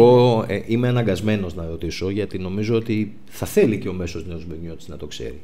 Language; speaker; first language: Greek; native; Greek